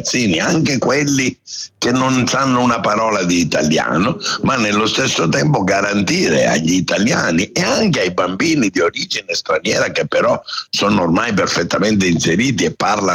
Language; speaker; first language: Italian; native; Italian